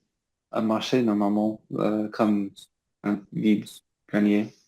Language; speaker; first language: French; non-native, learner; English